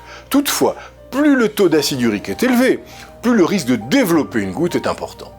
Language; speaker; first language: French; native; French